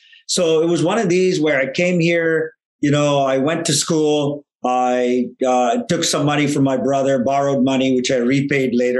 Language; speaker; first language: English; non-native, local second language; Tamil